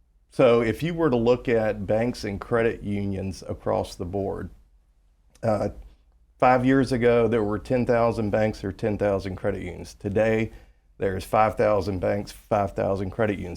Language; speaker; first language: English; native; English